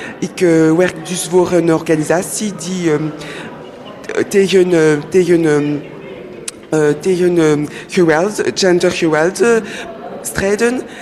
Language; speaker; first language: Dutch; non-native, local second language; French